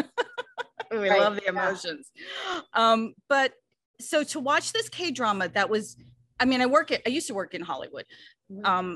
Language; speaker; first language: English; native; English